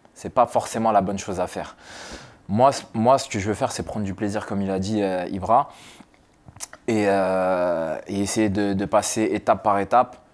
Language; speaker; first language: French; native; French